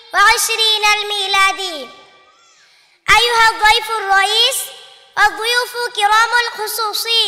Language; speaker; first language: Arabic; non-native, learner; Bangla